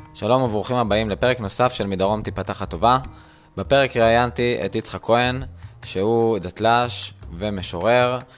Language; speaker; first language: Hebrew; native; Hebrew